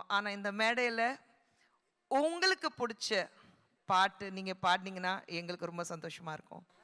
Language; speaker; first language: Tamil; non-native, fluent; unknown